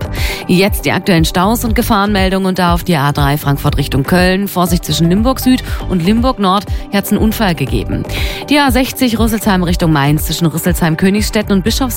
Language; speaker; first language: German; native; German